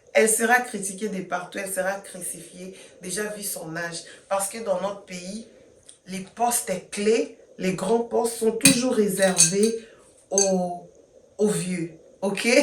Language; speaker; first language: French; non-native, local second language; Lingala